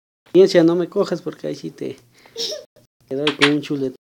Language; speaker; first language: Spanish; native; Spanish